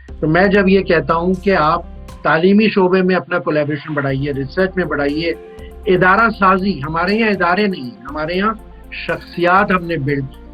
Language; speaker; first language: Urdu; native; Urdu